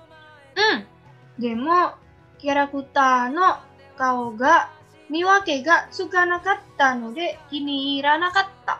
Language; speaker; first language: Japanese; non-native, learner; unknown